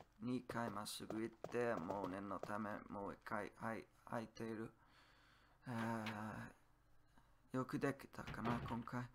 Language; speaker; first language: Japanese; non-native, learner; English